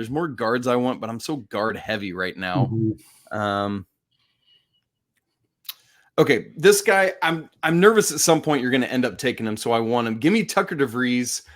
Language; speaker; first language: English; native; English